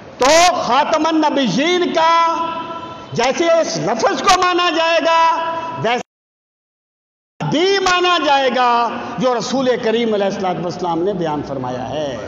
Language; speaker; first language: Urdu; non-native, local second language; Punjabi